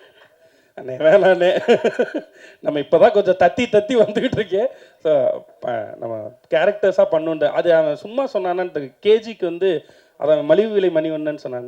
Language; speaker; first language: Tamil; native; Tamil